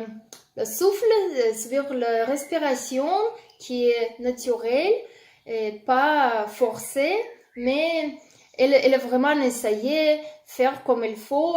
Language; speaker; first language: French; non-native, learner; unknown